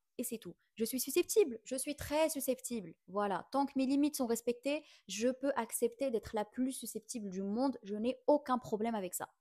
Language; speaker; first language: French; non-native, local second language; Arabic